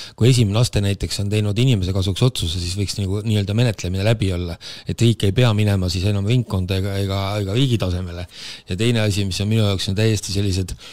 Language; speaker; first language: Estonian; native; Estonian